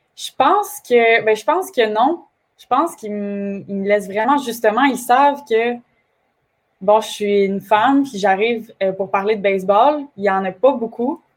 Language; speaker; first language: French; native; French